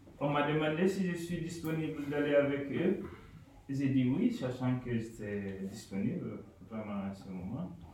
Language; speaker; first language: French; non-native, local second language; Fula